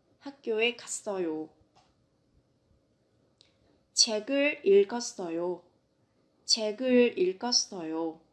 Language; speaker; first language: Korean; non-native, fluent; Vietnamese